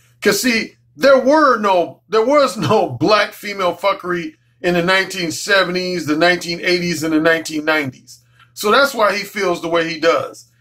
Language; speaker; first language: English; native; English